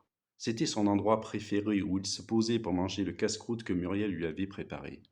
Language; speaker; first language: French; native; French